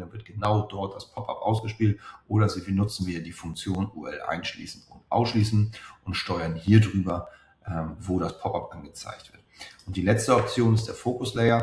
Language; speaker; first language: German; native; German